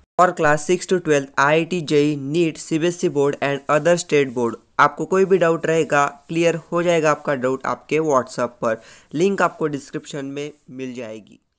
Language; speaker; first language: Hindi; non-native, local second language; Marathi